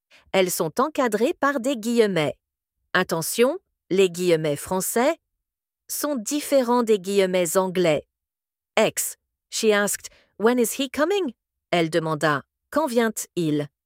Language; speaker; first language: French; native; French